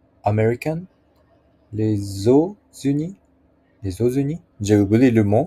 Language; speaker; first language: French; non-native, learner; Japanese